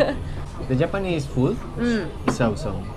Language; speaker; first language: English; non-native, learner; Spanish